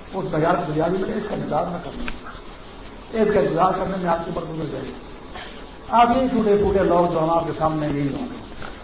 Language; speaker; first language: Urdu; non-native, local second language; Pashto